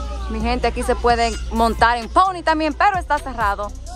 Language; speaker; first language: Spanish; early bilingual, heritage; Spanish